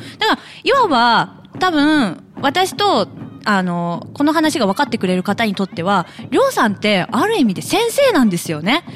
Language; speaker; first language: Japanese; native; Japanese